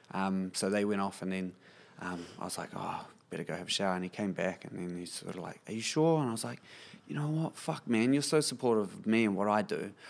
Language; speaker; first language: English; native; English